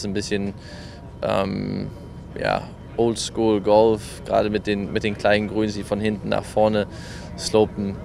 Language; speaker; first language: German; native; German